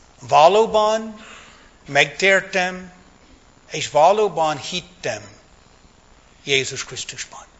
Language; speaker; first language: Hungarian; non-native, fluent; English